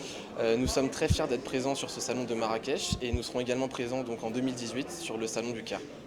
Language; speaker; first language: French; native; French